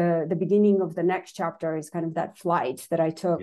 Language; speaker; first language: English; non-native, fluent; Russian